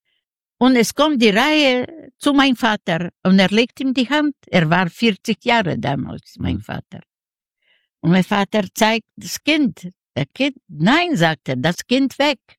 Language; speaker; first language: German; non-native, fluent; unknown